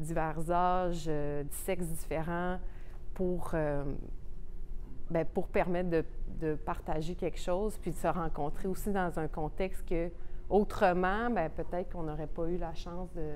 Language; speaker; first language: French; native; French